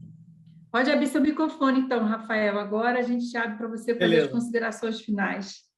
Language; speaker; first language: Portuguese; native; Portuguese